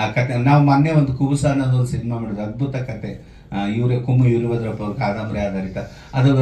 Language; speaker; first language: Kannada; native; Kannada